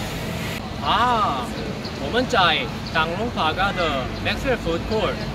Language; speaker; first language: Chinese; non-native, learner; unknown